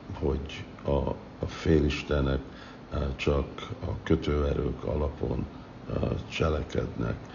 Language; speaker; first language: Hungarian; non-native, fluent; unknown